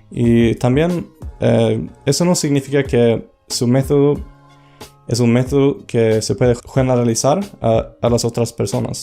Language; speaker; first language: Spanish; non-native, fluent; Swedish